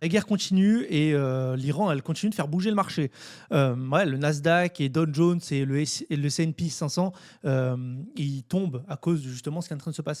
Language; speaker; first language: French; native; French